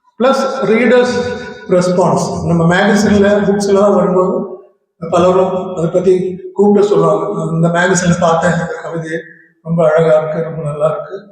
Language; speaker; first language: Tamil; non-native, local second language; Malayalam